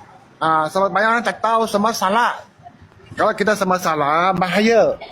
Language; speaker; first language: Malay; non-native, local second language; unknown